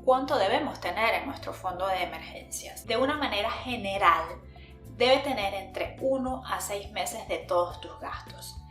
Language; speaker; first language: Spanish; native; Spanish